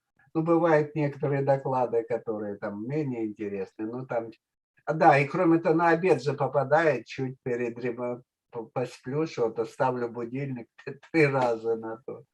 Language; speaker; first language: Russian; native; Russian